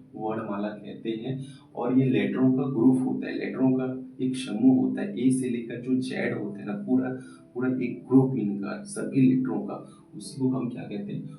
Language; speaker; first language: Hindi; native; Hindi